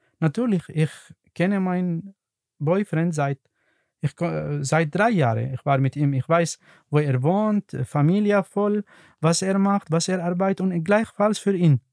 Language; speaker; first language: German; non-native, learner; Arabic